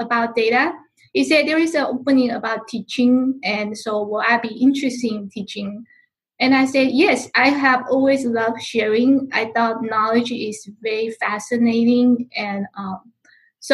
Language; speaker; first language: English; non-native, fluent; Chinese